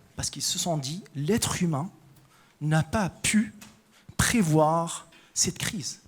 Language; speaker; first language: French; non-native, local second language; Arabic